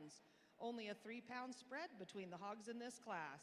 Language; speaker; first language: English; native; English